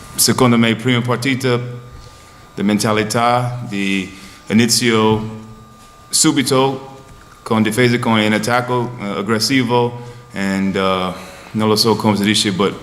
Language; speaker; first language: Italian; non-native, learner; English